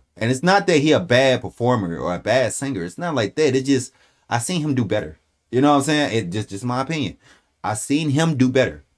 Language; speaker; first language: English; native; English